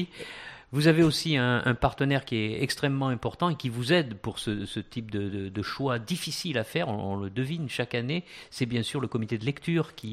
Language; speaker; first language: French; native; French